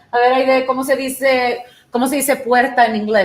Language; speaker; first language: Spanish; early bilingual, other home language; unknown